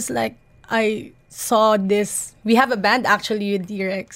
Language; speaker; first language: English; non-native, local second language; Filipino